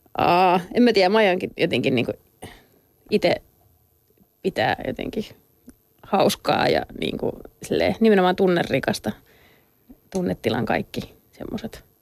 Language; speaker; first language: Finnish; native; Finnish